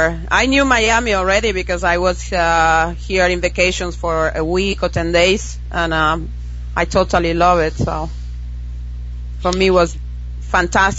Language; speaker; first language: English; non-native, fluent; Spanish